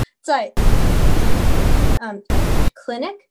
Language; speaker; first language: Chinese; early bilingual, heritage; Chinese